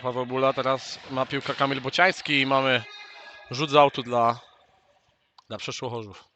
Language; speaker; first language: Polish; native; Polish